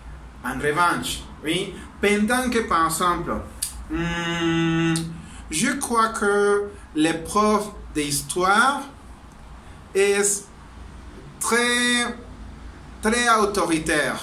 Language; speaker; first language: French; non-native, learner; Spanish